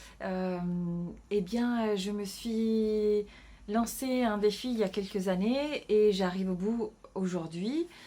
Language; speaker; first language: French; non-native, fluent; Italian